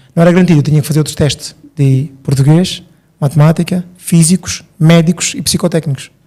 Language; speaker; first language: Portuguese; early bilingual, other home language; Upper Guinea Crioulo